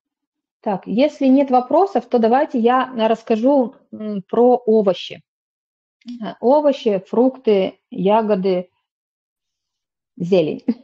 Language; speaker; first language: Russian; native; Russian